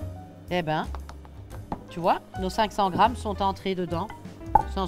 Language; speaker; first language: French; native; French